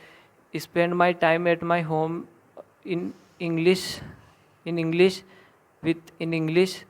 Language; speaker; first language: English; non-native, learner; Hindi